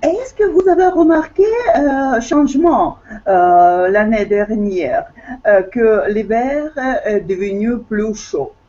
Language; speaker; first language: French; non-native, fluent; Russian